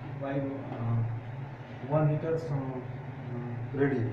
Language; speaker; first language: English; non-native, learner; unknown